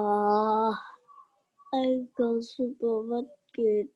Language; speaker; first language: English; non-native, learner; Vietnamese